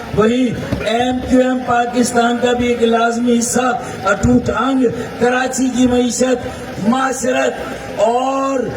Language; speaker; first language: Urdu; native; Urdu